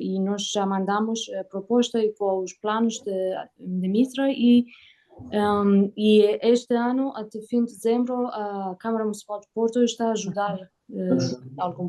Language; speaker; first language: Portuguese; non-native, learner; Persian